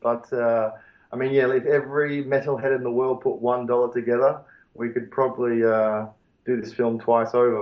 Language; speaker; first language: English; native; English